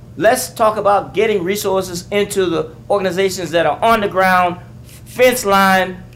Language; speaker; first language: English; native; English